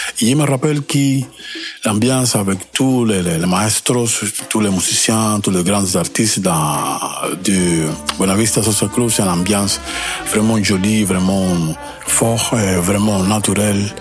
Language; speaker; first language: French; non-native, learner; Spanish